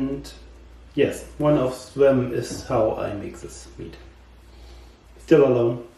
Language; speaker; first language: English; non-native, learner; German